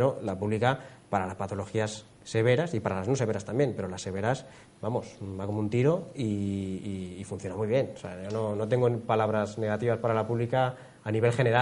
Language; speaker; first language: Spanish; native; Spanish